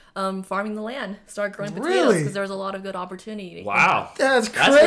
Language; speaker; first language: English; early bilingual, other home language; Japanese